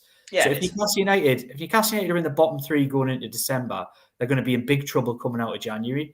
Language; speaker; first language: English; native; English